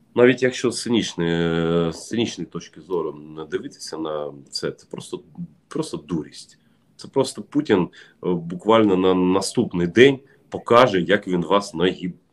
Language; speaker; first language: Ukrainian; non-native, local second language; Russian